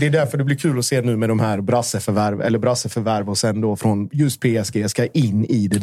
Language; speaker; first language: Swedish; native; Swedish